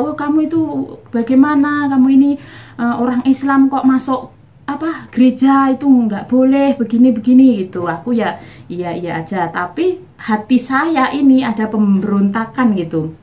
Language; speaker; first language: Indonesian; non-native, local second language; Javanese